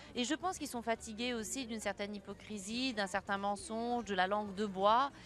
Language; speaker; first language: French; native; French